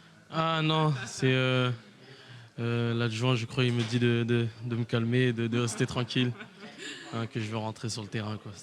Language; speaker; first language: French; native; French